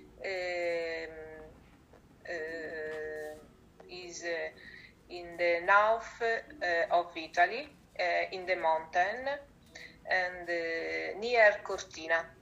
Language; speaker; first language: English; non-native, learner; Italian